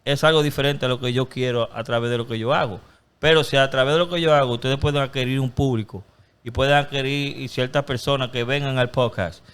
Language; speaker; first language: Spanish; early bilingual, other home language; English